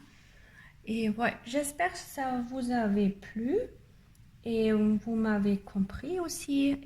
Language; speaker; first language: French; non-native, learner; German